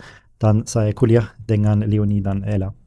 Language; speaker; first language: Indonesian; non-native, learner; German